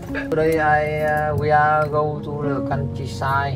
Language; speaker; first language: English; non-native, learner; Vietnamese